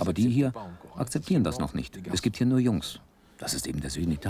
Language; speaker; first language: German; native; German